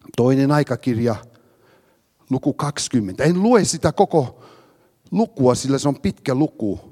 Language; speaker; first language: Finnish; early bilingual, heritage; Finnish